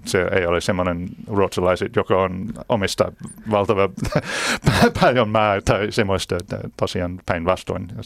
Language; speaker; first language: Finnish; non-native, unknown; English